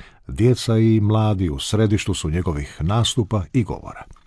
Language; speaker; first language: Croatian; native; Croatian